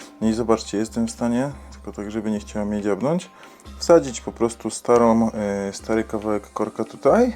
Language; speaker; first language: Polish; native; Polish